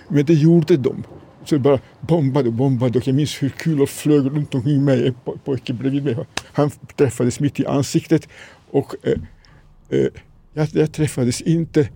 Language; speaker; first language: Swedish; non-native, fluent; Serbian